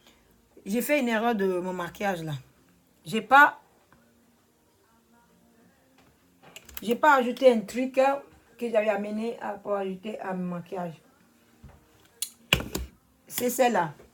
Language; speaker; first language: French; non-native, learner; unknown